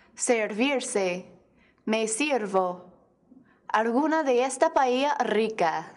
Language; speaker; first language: Spanish; non-native, fluent; English